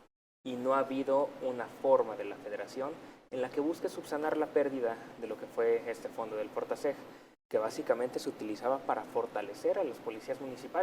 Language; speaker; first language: Spanish; native; Spanish